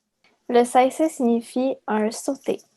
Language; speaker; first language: French; early bilingual, other home language; Spanish